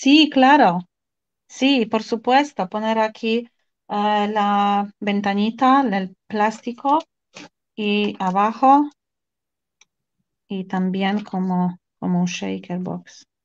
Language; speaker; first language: Spanish; non-native, fluent; Polish